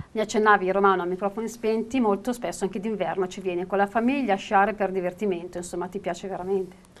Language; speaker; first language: Italian; native; Italian